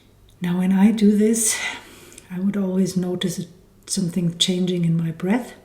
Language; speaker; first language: English; non-native, fluent; German